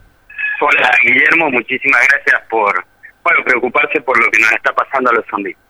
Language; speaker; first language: Spanish; native; Spanish